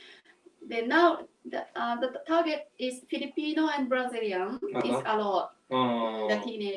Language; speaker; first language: English; non-native, learner; Japanese